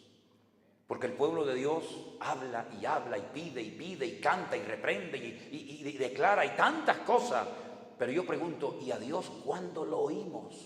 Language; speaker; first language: Spanish; native; Spanish